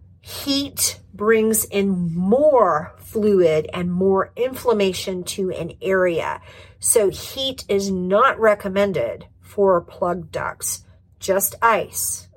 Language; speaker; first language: English; native; English